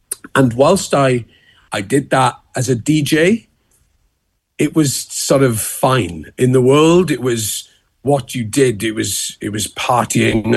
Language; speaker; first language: English; native; English